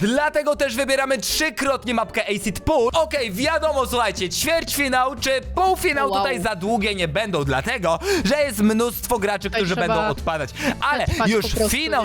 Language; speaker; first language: Polish; native; Polish